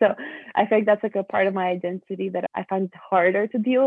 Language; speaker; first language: English; early bilingual, other home language; Albanian